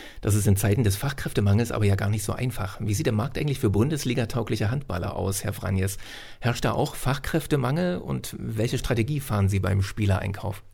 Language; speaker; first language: German; native; German